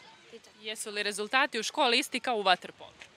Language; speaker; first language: Serbian; native; Serbian